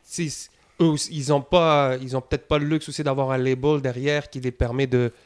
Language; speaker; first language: French; native; French